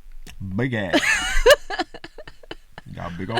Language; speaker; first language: English; native; English